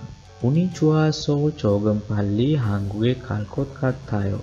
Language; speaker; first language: Korean; non-native, learner; Sinhala